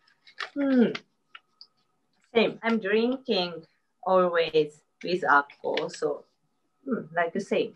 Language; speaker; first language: English; non-native, learner; Japanese